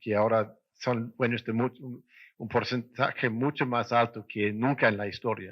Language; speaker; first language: Spanish; non-native, fluent; Swedish